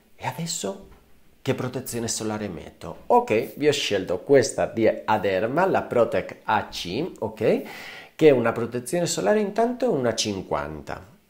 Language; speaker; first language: Italian; non-native, fluent; Spanish